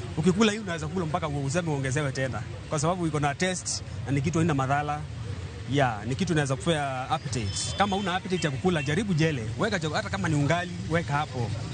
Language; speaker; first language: Swahili; non-native, local second language; Kamba